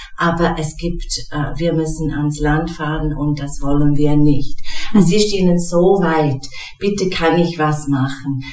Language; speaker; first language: German; non-native, fluent; English